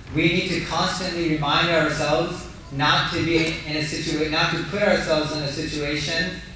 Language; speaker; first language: English; native; English